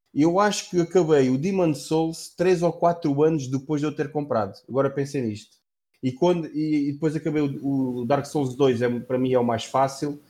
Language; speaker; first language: Portuguese; native; Portuguese